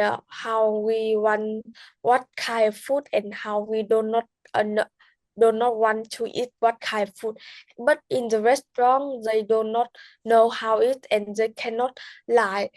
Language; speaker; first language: English; non-native, learner; Vietnamese